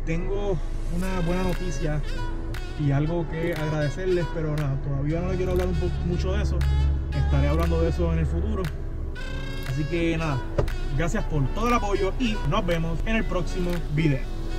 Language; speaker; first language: Spanish; native; Spanish